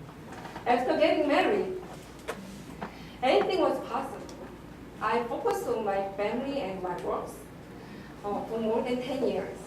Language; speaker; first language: English; non-native, learner; Korean